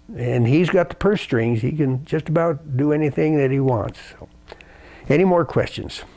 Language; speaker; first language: English; native; English